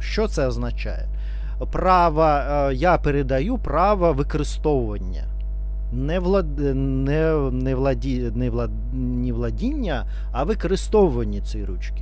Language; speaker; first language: Ukrainian; non-native, learner; Russian